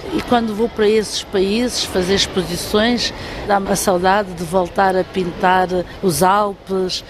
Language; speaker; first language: Portuguese; native; Portuguese